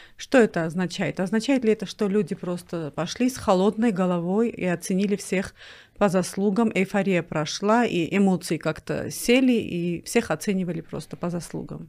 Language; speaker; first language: Russian; non-native, local second language; Armenian